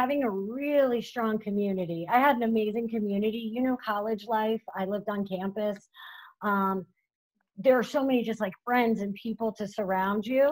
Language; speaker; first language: English; native; English